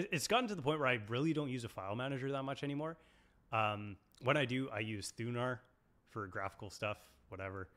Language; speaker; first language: English; native; English